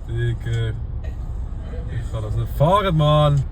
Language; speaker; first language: German; native; German